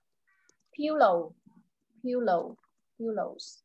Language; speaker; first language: English; non-native, fluent; Vietnamese